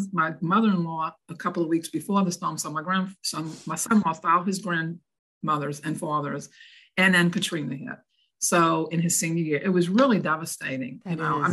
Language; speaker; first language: English; native; English